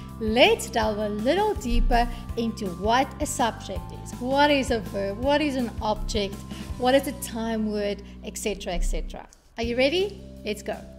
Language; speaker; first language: English; native; English